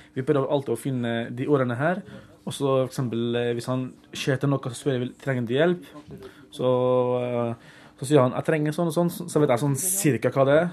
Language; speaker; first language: Norwegian; early bilingual, other home language; Arabic